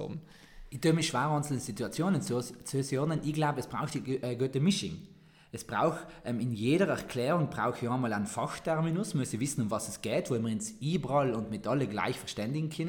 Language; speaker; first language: German; native; German